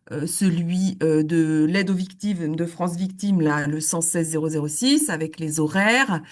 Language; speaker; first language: French; native; French